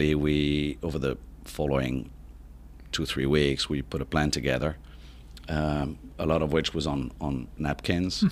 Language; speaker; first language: English; non-native, fluent; French